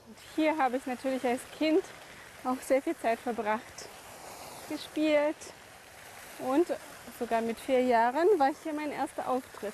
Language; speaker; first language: German; native; German